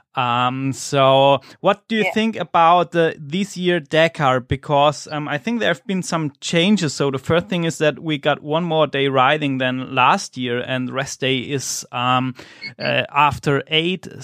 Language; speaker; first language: English; non-native, fluent; German